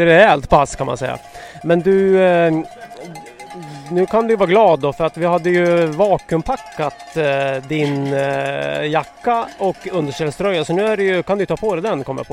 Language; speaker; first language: Swedish; native; Swedish